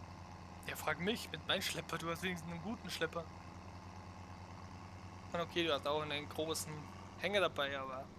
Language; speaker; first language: German; native; German